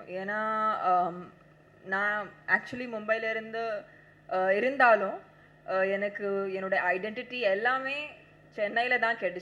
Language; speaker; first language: Tamil; non-native, learner; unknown